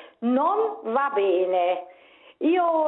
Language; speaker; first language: Italian; non-native, local second language; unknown